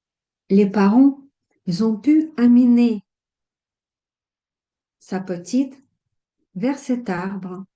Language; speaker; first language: French; non-native, fluent; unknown